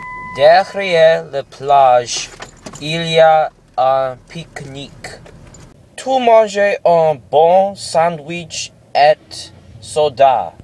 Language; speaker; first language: French; non-native, learner; English